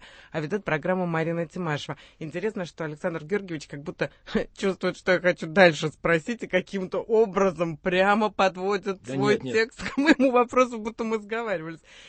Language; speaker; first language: Russian; native; Russian